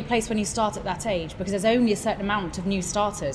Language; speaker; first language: English; native; English